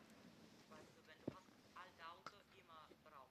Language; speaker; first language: German; non-native, learner; Macedonian